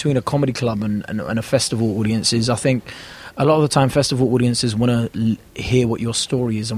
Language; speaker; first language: English; native; English